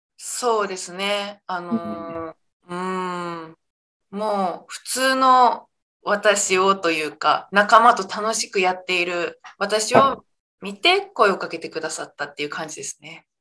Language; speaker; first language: Japanese; native; Japanese